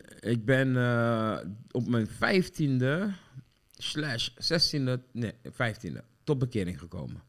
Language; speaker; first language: Dutch; early bilingual, other home language; Sranan Tongo